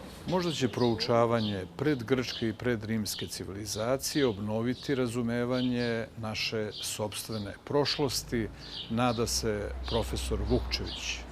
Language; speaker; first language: Bosnian; native; Bosnian